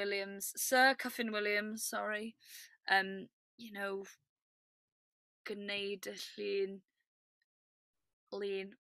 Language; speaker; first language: Welsh; non-native, learner; English